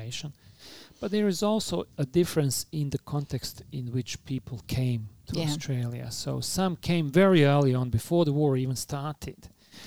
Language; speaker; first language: English; non-native, fluent; Bosnian